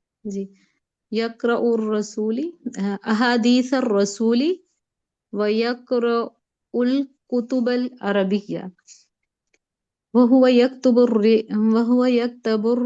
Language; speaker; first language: Arabic; non-native, learner; Urdu